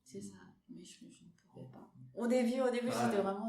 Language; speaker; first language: French; non-native, fluent; Japanese